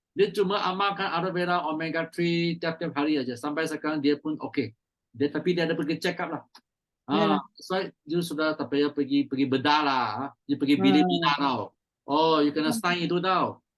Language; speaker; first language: Malay; non-native, local second language; Chinese